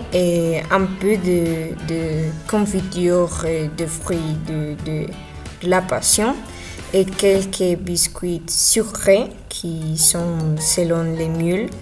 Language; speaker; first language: French; non-native, learner; Spanish